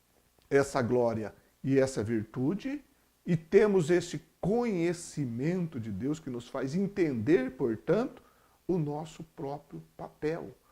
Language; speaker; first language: Portuguese; native; Portuguese